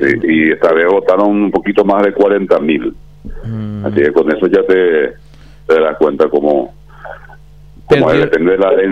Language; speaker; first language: Spanish; native; Spanish